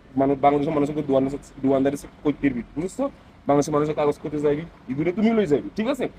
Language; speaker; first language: Bangla; non-native, fluent; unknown